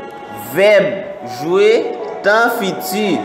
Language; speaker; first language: French; non-native, local second language; Haitian Creole